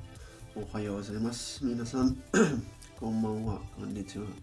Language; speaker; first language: Japanese; non-native, learner; English